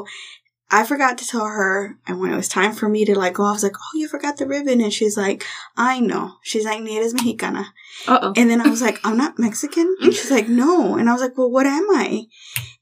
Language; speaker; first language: English; native; English